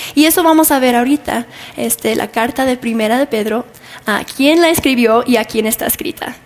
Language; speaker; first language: Spanish; non-native, fluent; English